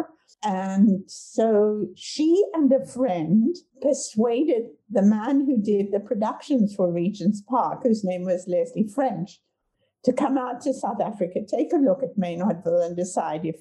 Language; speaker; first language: English; native; English